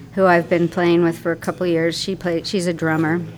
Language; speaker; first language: English; native; English